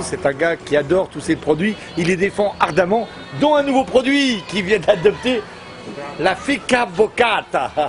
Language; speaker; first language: French; native; French